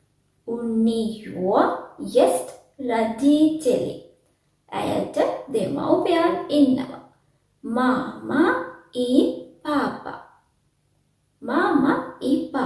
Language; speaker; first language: Russian; non-native, learner; Sinhala